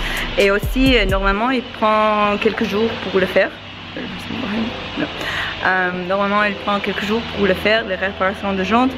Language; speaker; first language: French; non-native, learner; English